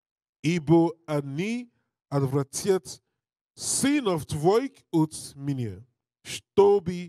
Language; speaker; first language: Russian; non-native, learner; English